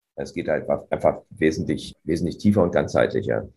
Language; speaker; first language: German; native; German